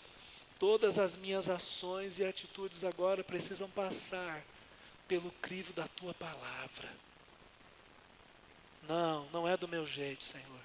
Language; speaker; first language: Portuguese; native; Portuguese